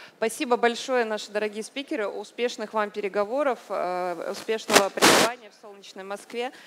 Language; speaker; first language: Russian; native; Russian